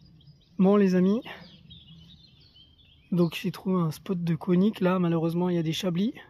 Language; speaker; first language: French; native; French